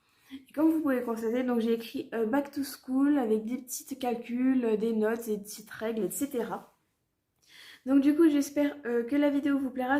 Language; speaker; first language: French; native; French